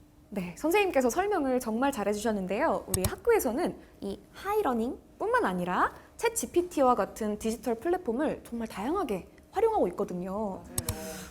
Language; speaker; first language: Korean; native; Korean